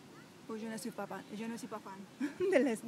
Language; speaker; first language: French; non-native, learner; Spanish